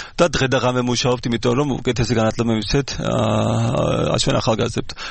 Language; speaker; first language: Georgian; early bilingual, heritage; Georgian